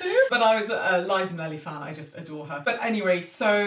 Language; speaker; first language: English; native; English